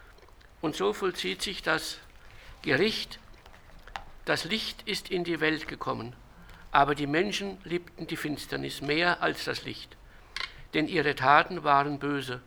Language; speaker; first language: German; native; German